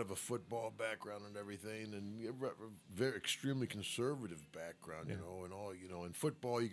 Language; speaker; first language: English; native; English